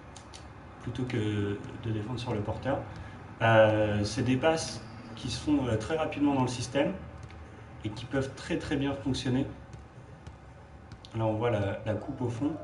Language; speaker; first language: French; native; French